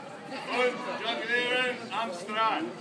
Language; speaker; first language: German; non-native, learner; English